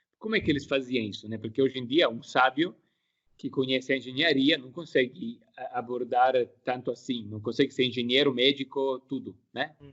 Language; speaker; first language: Portuguese; non-native, fluent; Italian